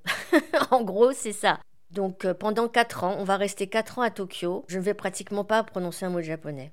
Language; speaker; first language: French; native; French